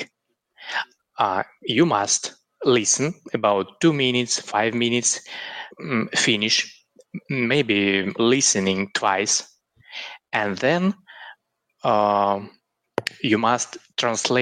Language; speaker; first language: English; non-native, learner; Russian